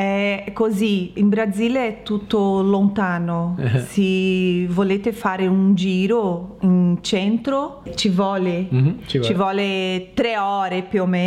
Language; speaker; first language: Italian; non-native, learner; Portuguese